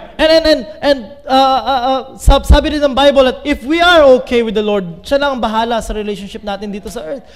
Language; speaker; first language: Filipino; native; Filipino